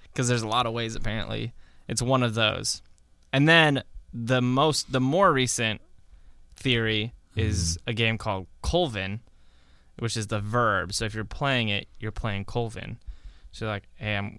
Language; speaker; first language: English; native; English